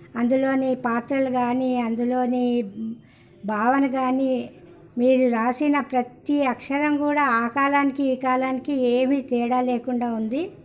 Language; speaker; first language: Telugu; native; Telugu